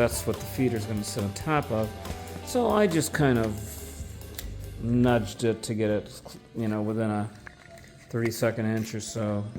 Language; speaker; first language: English; native; English